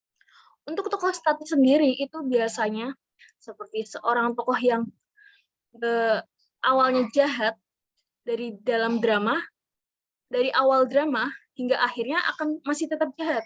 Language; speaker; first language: Indonesian; native; Indonesian